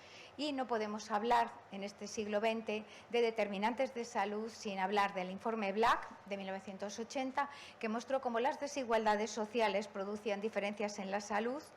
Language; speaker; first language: Spanish; native; Spanish